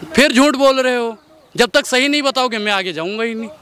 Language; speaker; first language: Hindi; native; Hindi